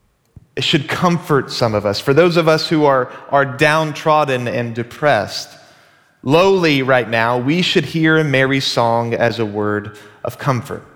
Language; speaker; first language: English; native; English